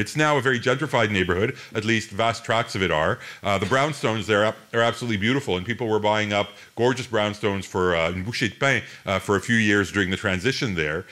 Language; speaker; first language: English; native; English